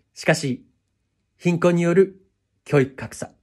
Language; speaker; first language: Japanese; native; Japanese